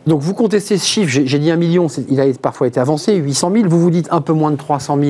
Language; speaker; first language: French; native; French